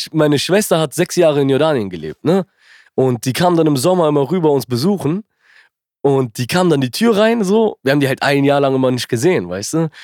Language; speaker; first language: German; early bilingual, other home language; Arabic